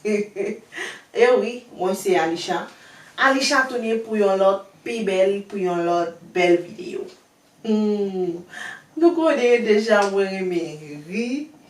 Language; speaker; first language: French; non-native, learner; Haitian Creole